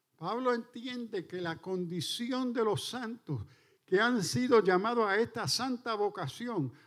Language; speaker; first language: Spanish; early bilingual, heritage; Spanish